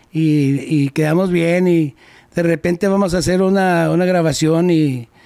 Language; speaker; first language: Spanish; early bilingual, heritage; Spanish